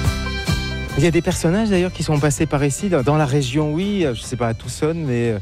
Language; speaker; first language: French; native; French